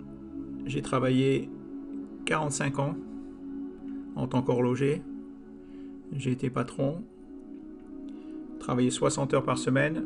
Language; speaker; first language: French; native; French